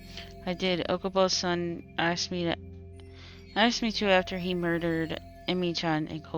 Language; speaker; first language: English; native; English